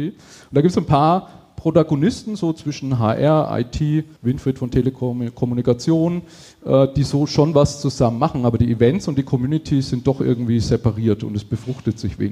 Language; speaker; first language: German; native; German